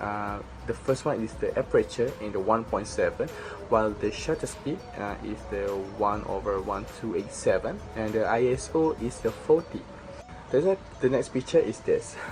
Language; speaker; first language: English; non-native, learner; Malay